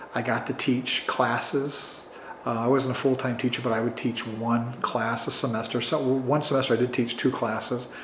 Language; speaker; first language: English; native; English